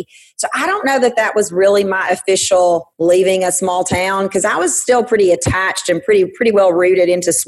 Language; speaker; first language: English; native; English